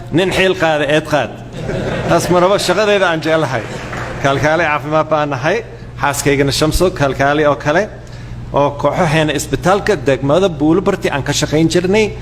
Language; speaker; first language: Somali; non-native, fluent; English